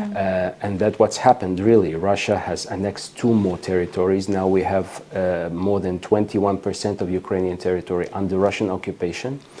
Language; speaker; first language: English; non-native, fluent; Ukrainian